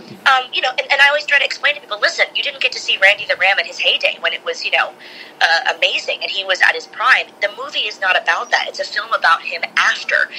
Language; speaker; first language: English; native; English